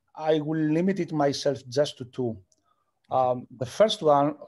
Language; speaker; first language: English; non-native, fluent; Greek